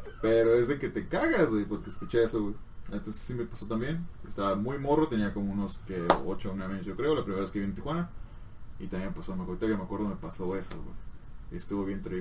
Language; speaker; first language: Spanish; native; Spanish